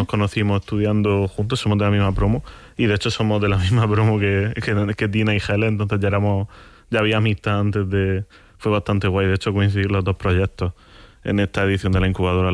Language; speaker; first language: Spanish; native; Spanish